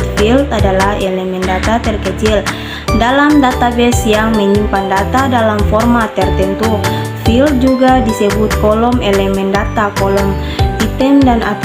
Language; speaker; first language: Indonesian; native; Indonesian